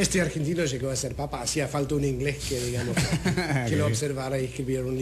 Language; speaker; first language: Spanish; non-native, fluent; English